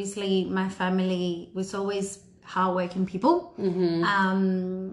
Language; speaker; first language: English; early bilingual, other home language; Spanish